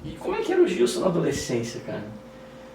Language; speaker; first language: Portuguese; native; Portuguese